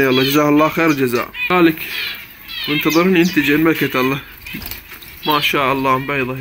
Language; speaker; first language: Arabic; native; Arabic